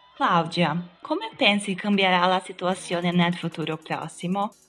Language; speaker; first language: Italian; non-native, fluent; Portuguese